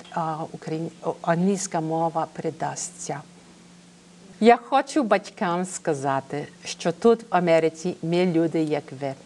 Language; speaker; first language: Ukrainian; early bilingual, heritage; English